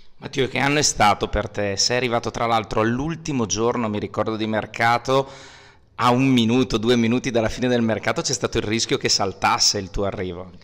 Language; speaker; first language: Italian; native; Italian